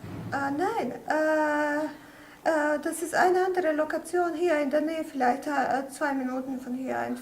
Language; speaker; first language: German; non-native, fluent; Bosnian